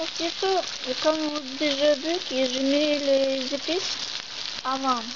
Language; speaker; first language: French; non-native, learner; Russian